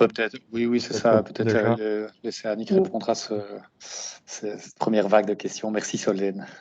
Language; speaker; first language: French; native; French